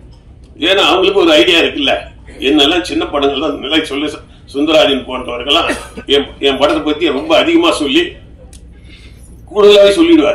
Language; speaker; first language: Tamil; native; Tamil